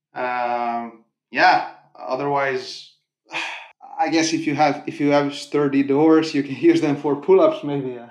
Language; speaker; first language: English; non-native, fluent; Italian